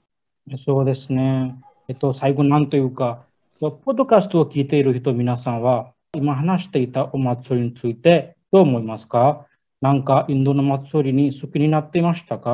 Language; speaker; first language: Japanese; non-native, learner; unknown